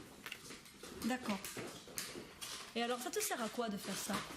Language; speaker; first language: French; native; French